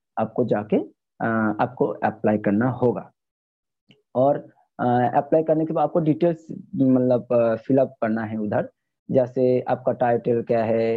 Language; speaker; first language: Hindi; non-native, local second language; Bangla